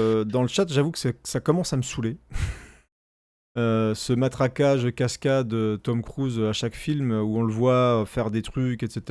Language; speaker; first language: French; native; French